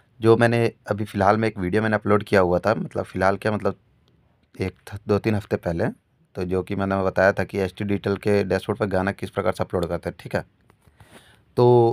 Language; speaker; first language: Hindi; native; Hindi